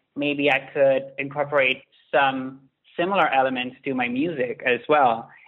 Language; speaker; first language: English; non-native, fluent; Italian